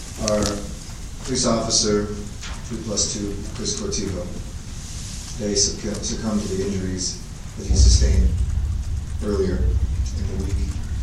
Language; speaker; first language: English; native; English